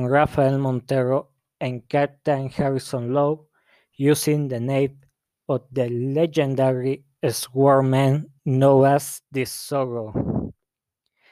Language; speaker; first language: English; non-native, learner; Spanish